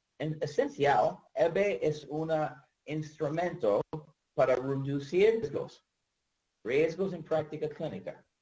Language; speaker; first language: Spanish; non-native, learner; English